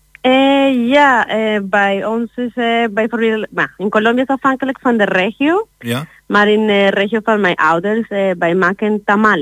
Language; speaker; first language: Dutch; non-native, learner; Spanish